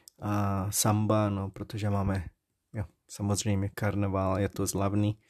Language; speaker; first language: Czech; non-native, learner; Portuguese